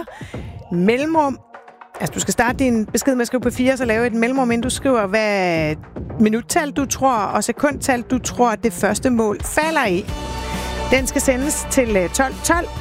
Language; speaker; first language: Danish; native; Danish